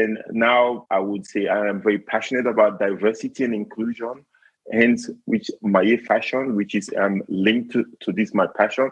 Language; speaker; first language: English; non-native, local second language; Krio